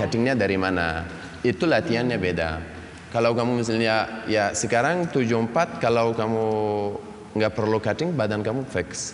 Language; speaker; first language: Indonesian; non-native, learner; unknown